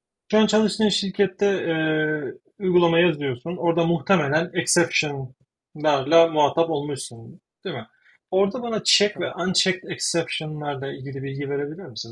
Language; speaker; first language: Turkish; native; Turkish